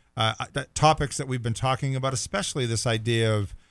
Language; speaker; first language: English; native; English